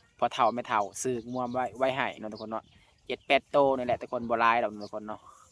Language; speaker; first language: Lao; native; Lao